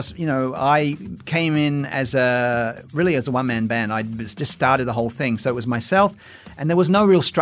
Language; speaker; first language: English; native; English